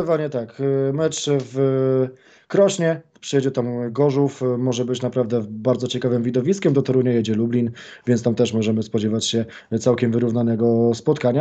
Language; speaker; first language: Polish; native; Polish